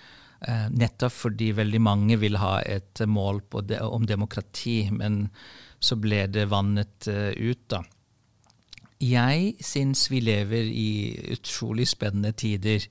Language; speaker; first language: Norwegian; non-native, fluent; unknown